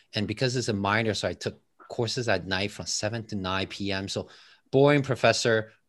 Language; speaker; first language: English; non-native, fluent; Chinese